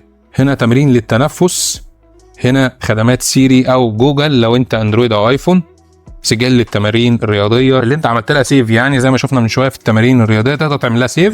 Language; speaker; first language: Arabic; native; Arabic